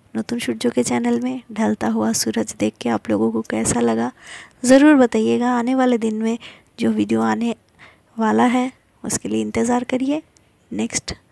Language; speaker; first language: Hindi; non-native, local second language; Bangla